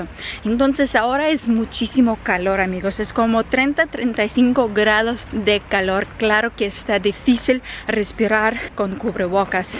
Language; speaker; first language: Spanish; non-native, fluent; Ukrainian